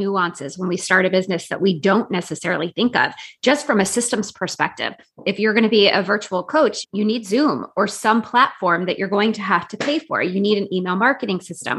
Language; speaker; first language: English; native; English